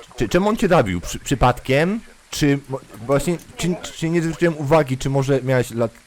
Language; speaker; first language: Polish; native; Polish